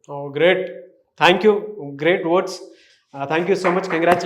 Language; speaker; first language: Telugu; native; Telugu